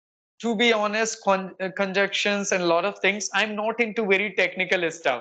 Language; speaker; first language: English; non-native, local second language; Hindi